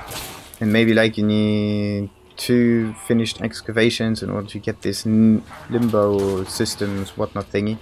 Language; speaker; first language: English; non-native, fluent; German